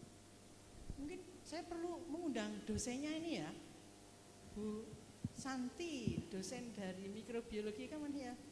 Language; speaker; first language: Indonesian; native; Indonesian